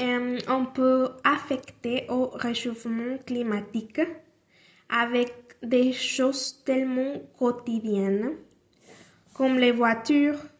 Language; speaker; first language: French; non-native, learner; Spanish